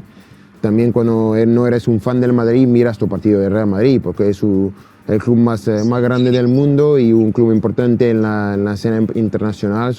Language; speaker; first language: Spanish; non-native, fluent; French